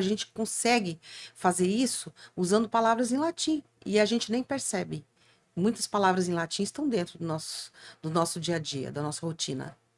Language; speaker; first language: Portuguese; native; Portuguese